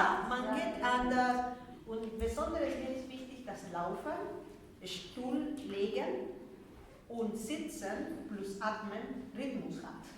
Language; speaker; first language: German; non-native, fluent; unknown